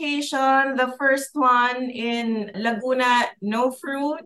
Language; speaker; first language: English; non-native, local second language; Filipino